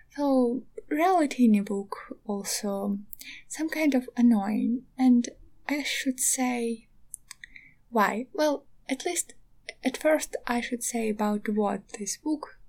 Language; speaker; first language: English; non-native, learner; Ukrainian